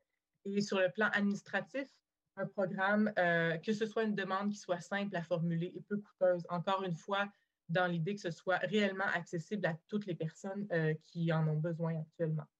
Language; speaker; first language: French; native; French